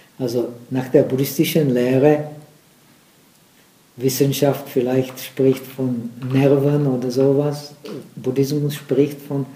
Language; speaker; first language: German; non-native, fluent; Czech